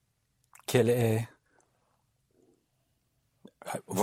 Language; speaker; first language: French; non-native, learner; English